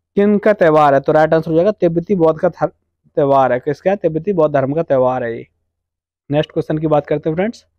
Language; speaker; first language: Hindi; native; Hindi